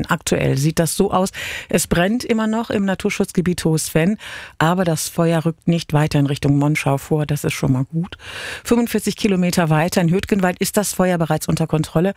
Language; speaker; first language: German; native; German